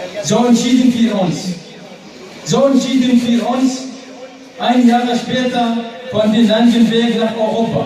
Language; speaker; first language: German; non-native, learner; Arabic